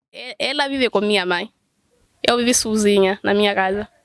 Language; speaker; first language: Portuguese; non-native, local second language; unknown